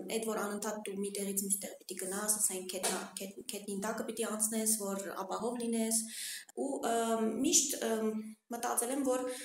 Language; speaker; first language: Armenian; early bilingual, heritage; Armenian